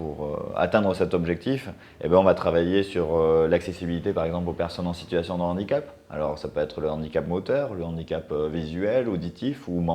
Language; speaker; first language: French; native; French